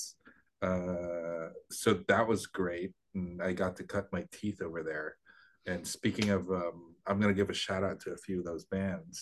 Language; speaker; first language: English; non-native, local second language; Filipino